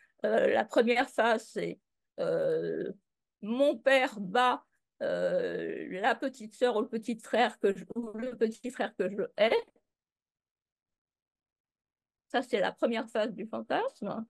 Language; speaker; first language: French; native; French